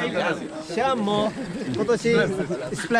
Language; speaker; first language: Japanese; non-native, learner; Nepali